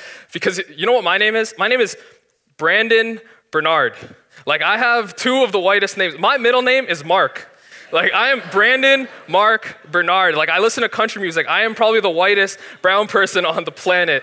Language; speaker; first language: English; native; English